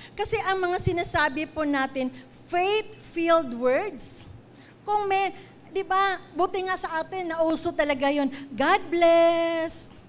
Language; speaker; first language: Filipino; non-native, local second language; Cebuano